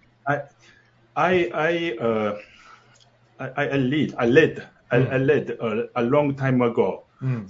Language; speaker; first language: English; non-native, learner; Japanese